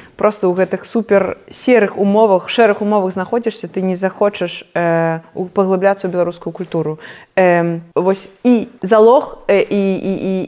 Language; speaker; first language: Belarusian; non-native, local second language; Russian